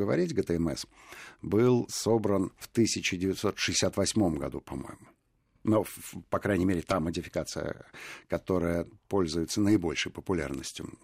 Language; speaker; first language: Russian; native; Russian